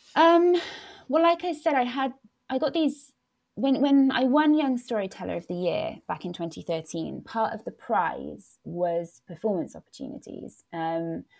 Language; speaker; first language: English; non-native, local second language; Welsh